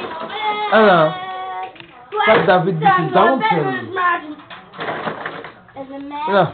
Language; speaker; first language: German; non-native, learner; Lingala